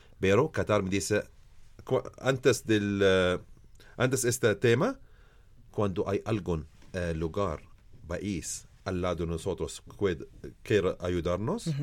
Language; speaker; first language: Spanish; non-native, learner; Arabic